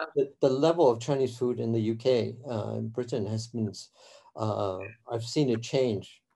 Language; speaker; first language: English; early bilingual, other home language; Cantonese